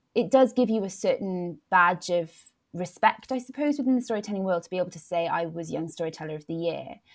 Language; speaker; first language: English; non-native, local second language; Welsh